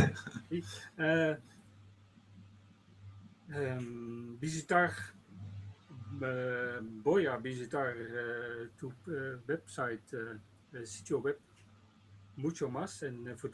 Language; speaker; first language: Spanish; non-native, learner; Dutch